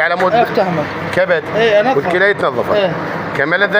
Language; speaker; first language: Arabic; native; Arabic